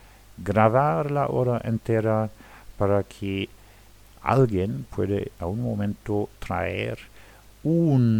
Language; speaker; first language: Spanish; non-native, fluent; Luxembourgish